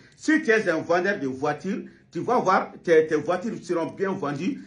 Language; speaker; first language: French; non-native, local second language; Bambara